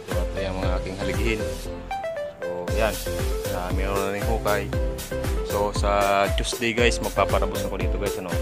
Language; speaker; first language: Filipino; non-native, local second language; Bikol